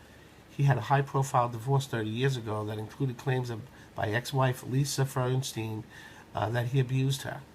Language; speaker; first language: English; native; English